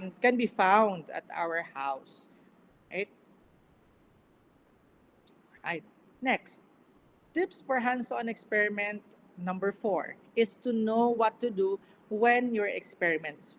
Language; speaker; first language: English; non-native, local second language; Filipino